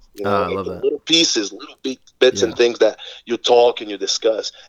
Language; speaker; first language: English; non-native, fluent; Portuguese